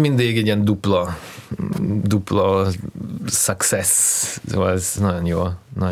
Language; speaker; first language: Hungarian; early bilingual, heritage; Hungarian